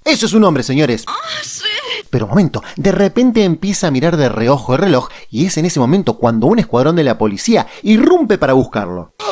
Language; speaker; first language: Spanish; native; Spanish